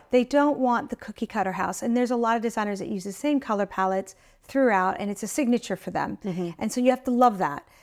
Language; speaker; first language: English; early bilingual, other home language; Italian